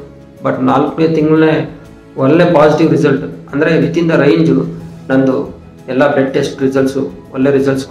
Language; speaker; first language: Kannada; non-native, local second language; Telugu